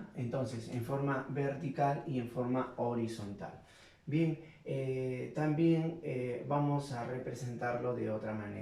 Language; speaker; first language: Spanish; native; Spanish